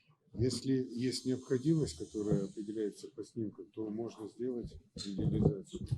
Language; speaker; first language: Russian; native; Russian